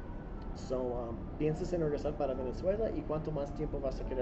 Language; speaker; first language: Spanish; non-native, fluent; English